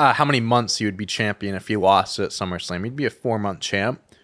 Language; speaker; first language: English; native; English